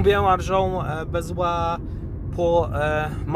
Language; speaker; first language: French; non-native, learner; Polish